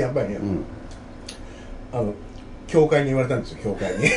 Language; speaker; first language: Japanese; native; Japanese